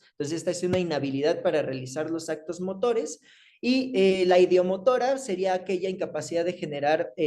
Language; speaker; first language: Spanish; native; Spanish